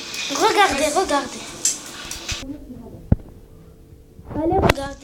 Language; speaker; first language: French; non-native, learner; Arabic